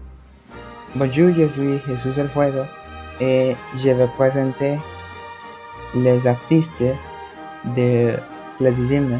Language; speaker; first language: French; non-native, learner; Spanish